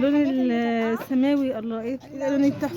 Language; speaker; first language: Arabic; native; Arabic